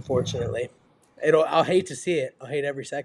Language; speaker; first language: English; native; English